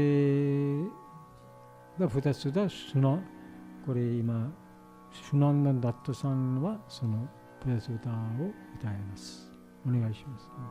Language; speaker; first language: Japanese; non-native, learner; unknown